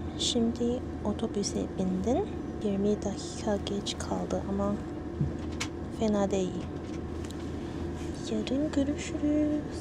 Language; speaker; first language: Turkish; non-native, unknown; Chinese